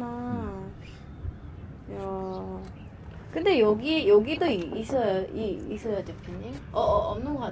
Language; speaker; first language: Korean; non-native, fluent; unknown